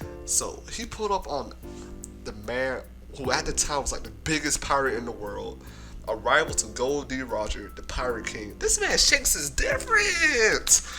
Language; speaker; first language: English; native; English